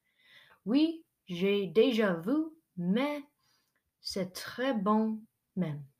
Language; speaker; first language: French; non-native, local second language; English